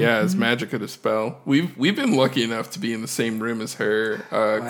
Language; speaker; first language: English; native; English